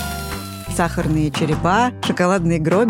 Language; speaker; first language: Russian; native; Russian